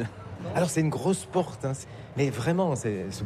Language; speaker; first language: French; native; French